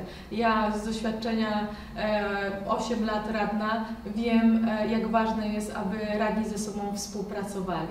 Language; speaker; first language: Polish; native; Polish